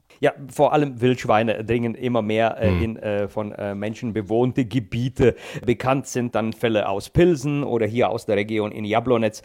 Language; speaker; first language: German; non-native, fluent; Czech